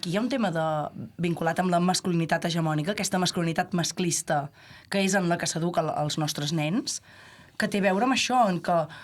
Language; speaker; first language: Catalan; native; Catalan